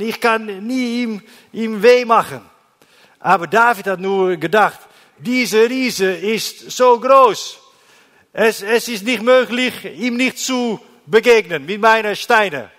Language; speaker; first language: German; non-native, learner; Dutch